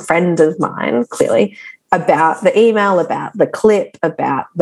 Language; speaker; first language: English; native; English